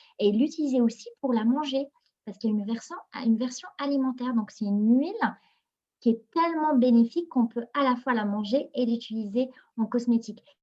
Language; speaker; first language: French; non-native, local second language; Arabic